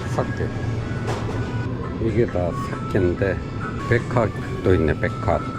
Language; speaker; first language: Korean; native; Korean